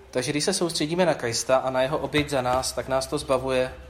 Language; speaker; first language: Czech; native; Czech